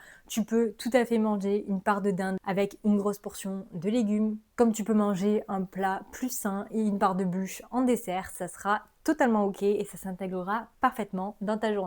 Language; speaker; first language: French; native; French